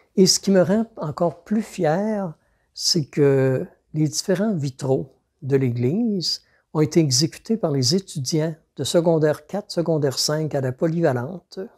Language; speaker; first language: French; native; French